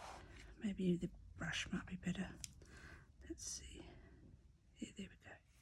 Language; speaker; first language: English; native; English